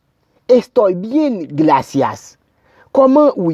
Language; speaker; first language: Spanish; non-native, learner; Haitian Creole